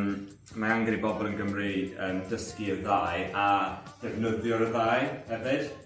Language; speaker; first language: Welsh; non-native, learner; English